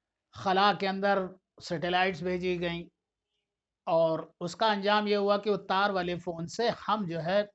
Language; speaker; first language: Urdu; native; Urdu